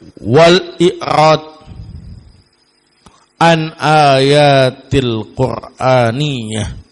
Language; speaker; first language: Arabic; non-native, fluent; Indonesian